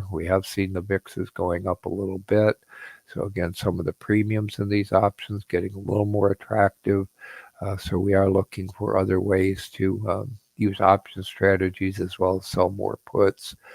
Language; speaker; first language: English; native; English